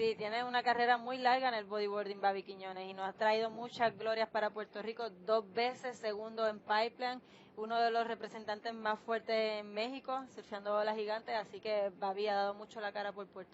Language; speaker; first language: Spanish; native; Spanish